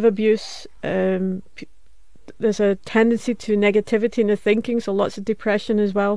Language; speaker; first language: English; native; English